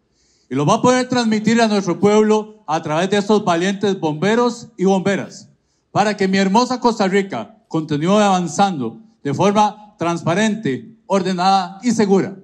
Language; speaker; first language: Spanish; native; Spanish